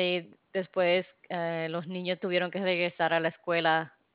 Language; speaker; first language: Spanish; non-native, fluent; English